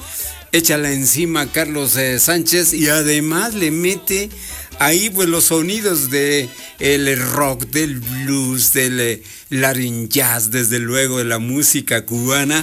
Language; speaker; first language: Spanish; native; Spanish